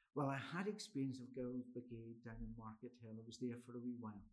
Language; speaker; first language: English; native; English